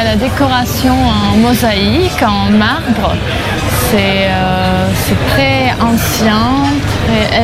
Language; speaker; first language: French; non-native, fluent; Slovak